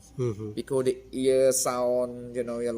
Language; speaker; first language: English; non-native, fluent; Khmer